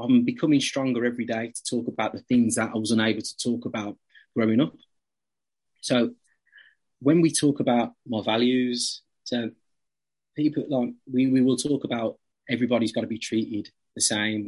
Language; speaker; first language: English; native; English